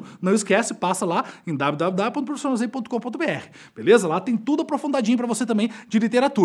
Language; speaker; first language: Portuguese; native; Portuguese